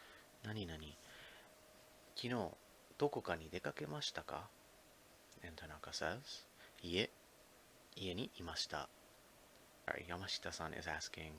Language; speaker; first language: Japanese; non-native, fluent; English